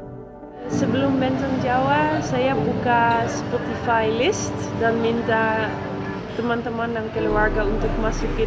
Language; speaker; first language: Indonesian; non-native, fluent; Dutch